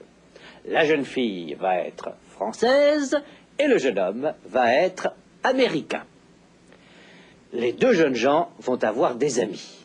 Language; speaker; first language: French; native; French